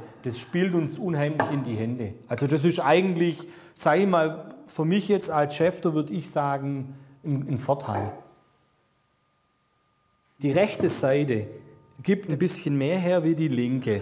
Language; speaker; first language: German; native; German